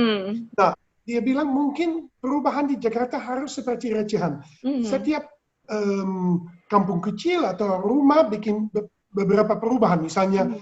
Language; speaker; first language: Indonesian; non-native, fluent; Dutch